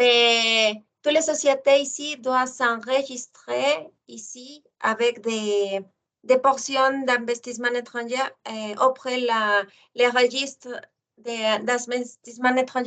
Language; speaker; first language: French; non-native, fluent; Spanish